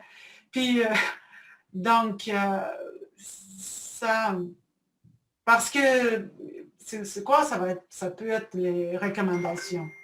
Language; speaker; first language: French; non-native, fluent; Russian